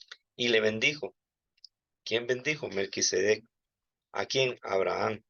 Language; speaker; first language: Spanish; native; Spanish